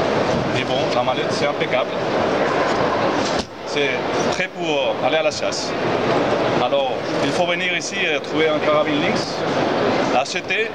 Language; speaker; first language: French; non-native, fluent; Spanish